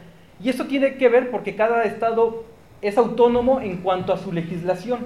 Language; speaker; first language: Spanish; native; Spanish